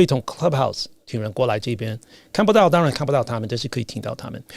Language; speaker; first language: Chinese; non-native, fluent; English